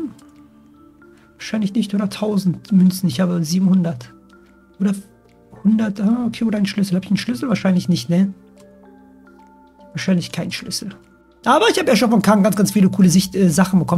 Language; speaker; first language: German; native; German